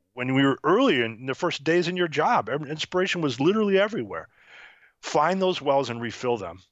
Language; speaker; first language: English; native; English